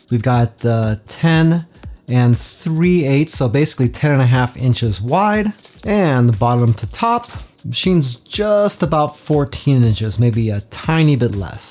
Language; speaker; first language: English; native; English